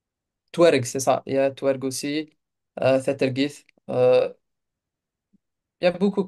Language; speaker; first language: French; non-native, local second language; Kabyle